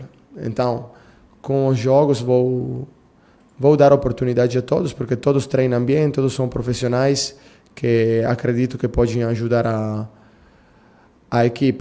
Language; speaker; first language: Portuguese; non-native, fluent; Italian